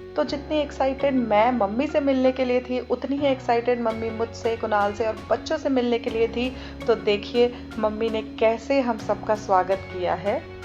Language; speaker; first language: Hindi; native; Hindi